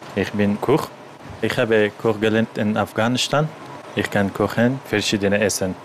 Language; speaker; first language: German; non-native, learner; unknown